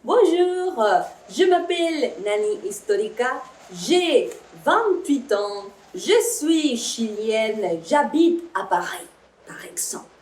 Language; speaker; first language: French; non-native, fluent; Spanish